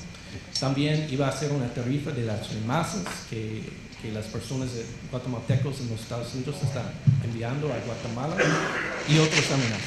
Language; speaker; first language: Spanish; non-native, fluent; English